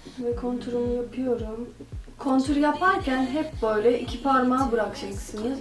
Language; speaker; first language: Turkish; non-native, fluent; Nepali